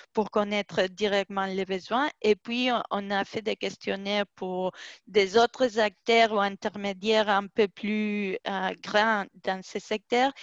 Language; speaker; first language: French; non-native, fluent; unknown